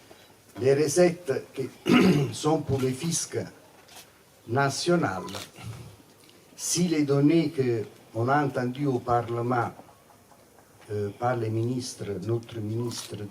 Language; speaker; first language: French; non-native, fluent; Italian